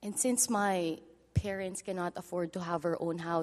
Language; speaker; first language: English; non-native, local second language; Filipino